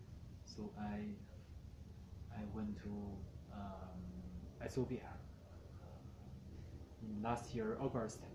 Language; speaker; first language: English; non-native, learner; Chinese